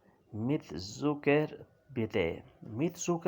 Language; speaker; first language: German; non-native, learner; Urdu